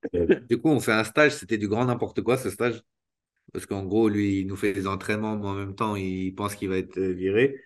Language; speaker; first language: French; native; French